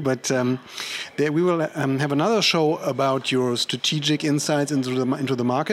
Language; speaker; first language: English; non-native, fluent; German